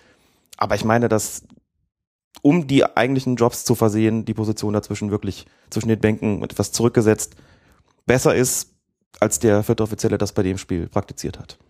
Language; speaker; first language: German; native; German